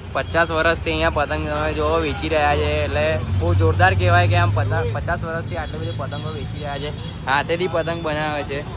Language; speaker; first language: Gujarati; native; Gujarati